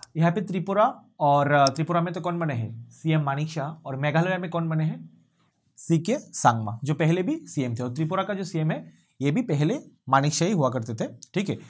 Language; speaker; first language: Hindi; non-native, local second language; Bangla